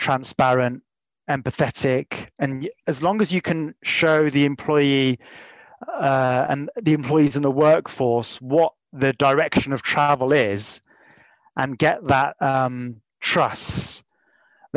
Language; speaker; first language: English; native; English